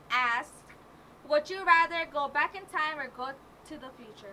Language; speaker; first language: English; early bilingual, other home language; Spanish